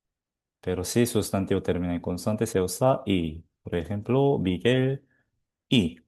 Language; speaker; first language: Spanish; non-native, fluent; Korean